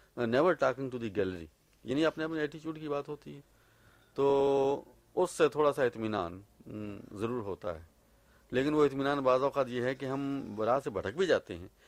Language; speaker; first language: Urdu; native; Urdu